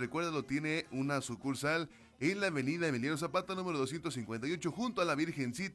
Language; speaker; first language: Spanish; native; Spanish